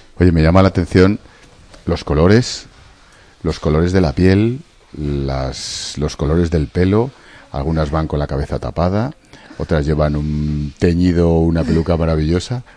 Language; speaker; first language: Spanish; native; Spanish